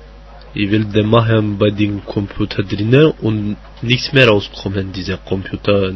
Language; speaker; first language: German; non-native, learner; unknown